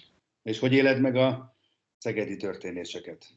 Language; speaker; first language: Hungarian; native; Hungarian